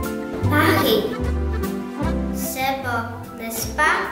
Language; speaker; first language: French; non-native, learner; Polish